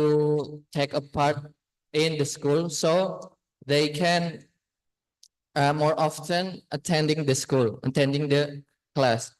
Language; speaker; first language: English; non-native, fluent; Indonesian